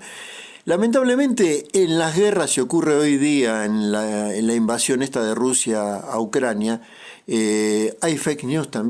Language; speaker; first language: Spanish; native; Spanish